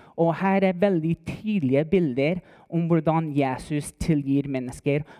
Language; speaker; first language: Norwegian; non-native, fluent; English